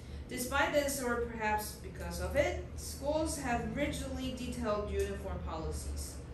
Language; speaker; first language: English; non-native, fluent; Chinese